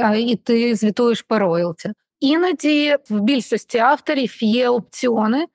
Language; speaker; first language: Ukrainian; non-native, local second language; Russian